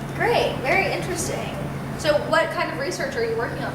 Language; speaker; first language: English; native; English